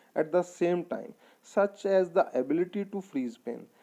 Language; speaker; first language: English; non-native, local second language; Punjabi